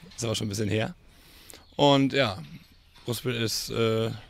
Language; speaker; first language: German; native; German